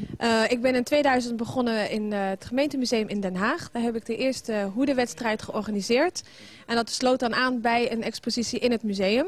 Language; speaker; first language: Dutch; native; Dutch